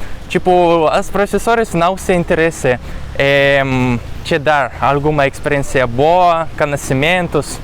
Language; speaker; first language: Portuguese; non-native, fluent; Russian